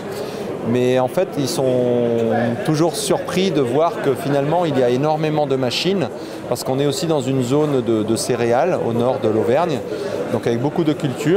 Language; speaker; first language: French; native; French